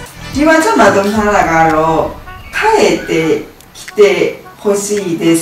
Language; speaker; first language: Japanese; non-native, fluent; Burmese